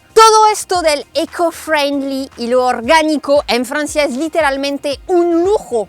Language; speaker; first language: Spanish; non-native, fluent; French